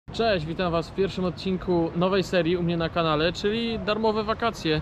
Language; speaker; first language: Polish; native; Polish